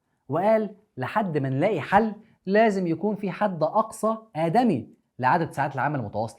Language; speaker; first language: Arabic; native; Arabic